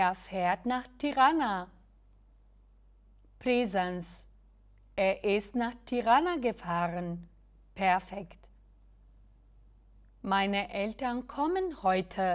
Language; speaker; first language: German; non-native, fluent; Albanian